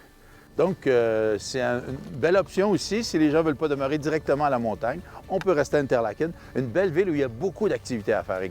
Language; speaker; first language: French; native; French